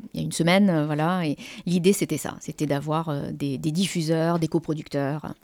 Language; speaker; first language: French; native; French